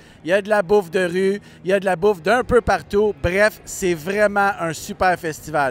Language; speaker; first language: French; native; French